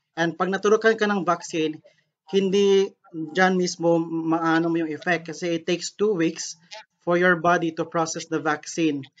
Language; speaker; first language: Filipino; non-native, local second language; Cebuano